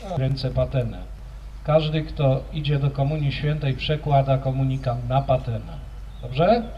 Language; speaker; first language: Polish; native; Polish